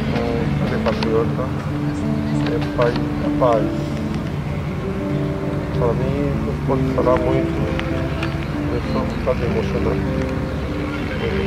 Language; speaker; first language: Portuguese; non-native, learner; Lingala